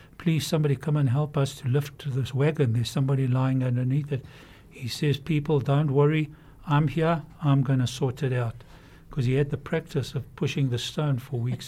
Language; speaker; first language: English; native; English